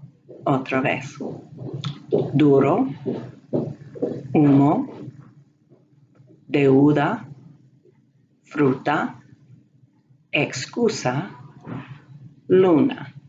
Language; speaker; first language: Spanish; non-native, fluent; English